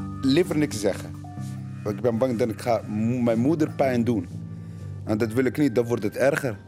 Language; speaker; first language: Dutch; non-native, learner; Arabic